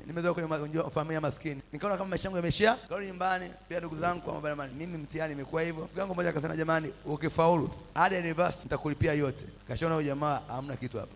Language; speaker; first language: Swahili; non-native, local second language; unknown